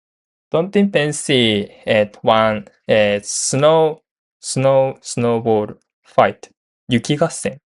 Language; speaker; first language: Cantonese; non-native, learner; Japanese